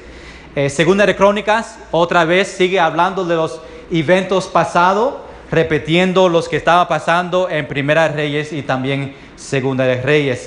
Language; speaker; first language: Spanish; early bilingual, heritage; Spanish